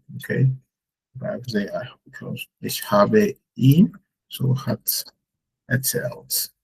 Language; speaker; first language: German; non-native, fluent; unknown